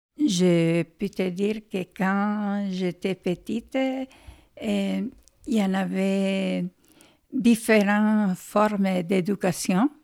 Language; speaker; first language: French; non-native, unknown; Spanish